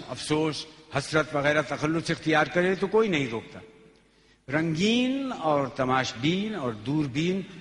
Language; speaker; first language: Urdu; native; Urdu